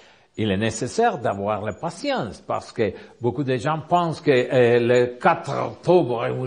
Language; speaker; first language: French; non-native, learner; Spanish